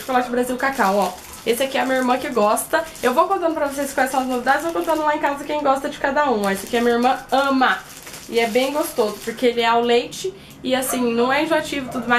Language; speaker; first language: Portuguese; native; Portuguese